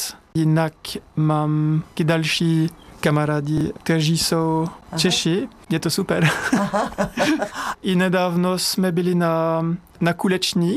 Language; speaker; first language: Czech; non-native, learner; French